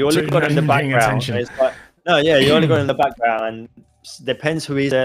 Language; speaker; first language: English; non-native, fluent; Spanish